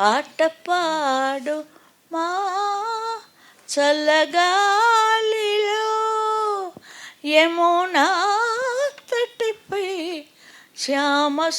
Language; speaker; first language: Telugu; native; Telugu